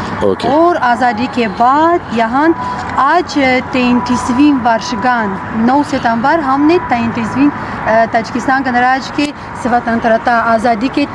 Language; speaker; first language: Hindi; non-native, learner; Tajik